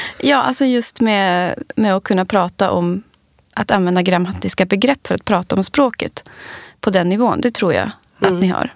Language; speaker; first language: Swedish; early bilingual, other home language; English